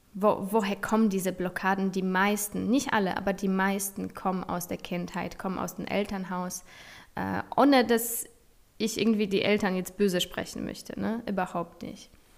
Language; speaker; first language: German; non-native, fluent; Polish